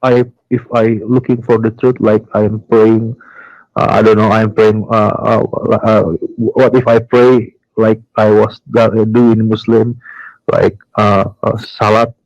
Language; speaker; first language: English; non-native, learner; Indonesian